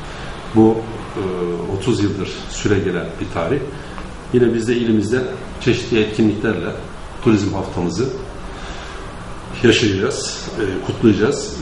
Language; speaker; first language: Turkish; native; Turkish